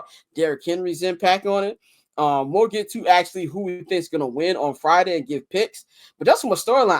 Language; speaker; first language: English; native; English